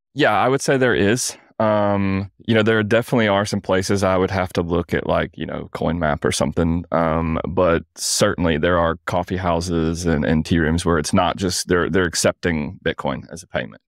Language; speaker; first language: English; native; English